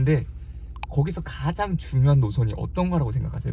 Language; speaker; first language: Korean; native; Korean